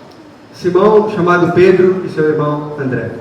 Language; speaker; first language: Portuguese; native; Portuguese